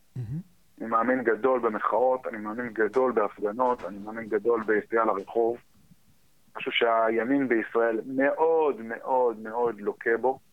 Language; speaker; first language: Hebrew; early bilingual, heritage; Hebrew